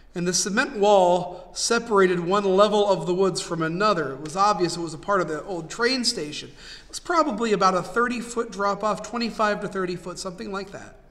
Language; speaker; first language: English; native; English